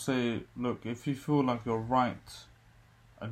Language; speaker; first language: English; native; English